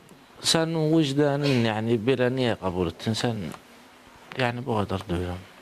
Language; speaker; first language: Turkish; non-native, learner; Arabic